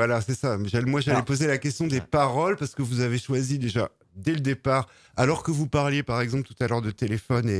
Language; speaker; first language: French; native; French